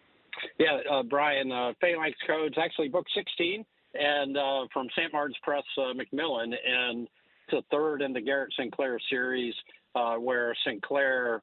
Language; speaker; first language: English; native; English